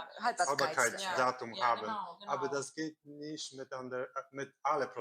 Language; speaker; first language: German; non-native, learner; Korean